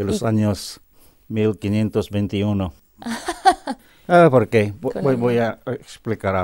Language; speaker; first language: Spanish; non-native, fluent; Cebuano